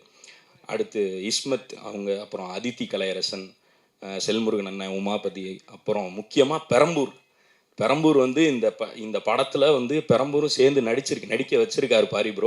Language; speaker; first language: Tamil; native; Tamil